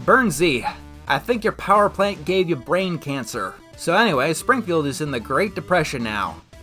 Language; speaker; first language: English; native; English